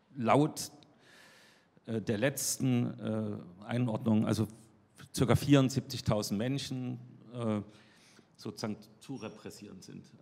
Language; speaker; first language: German; native; German